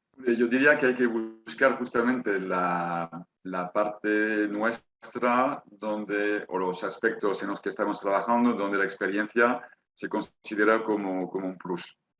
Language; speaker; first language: Spanish; non-native, fluent; French